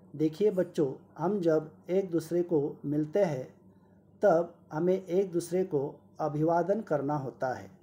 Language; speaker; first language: Hindi; non-native, local second language; Marathi